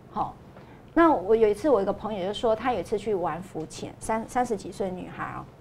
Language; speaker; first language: Chinese; non-native, local second language; Min Nan Chinese